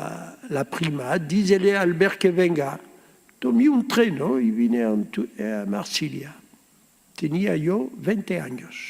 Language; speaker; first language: Spanish; early bilingual, heritage; French